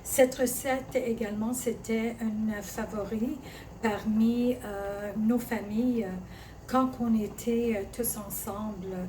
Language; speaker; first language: French; early bilingual, other home language; Italian